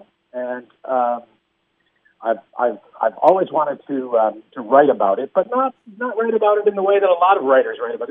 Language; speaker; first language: English; native; English